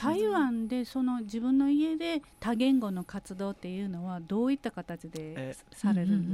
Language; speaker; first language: Japanese; native; Japanese